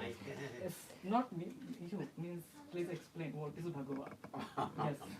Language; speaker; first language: English; non-native, learner; Marathi